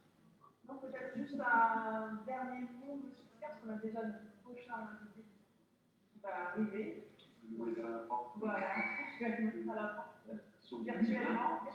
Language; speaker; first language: French; native; French